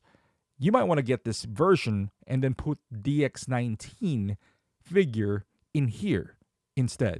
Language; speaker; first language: English; native; English